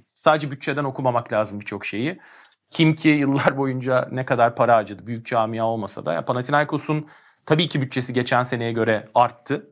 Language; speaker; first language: Turkish; native; Turkish